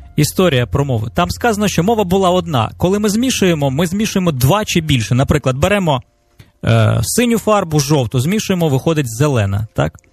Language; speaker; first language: Ukrainian; native; Ukrainian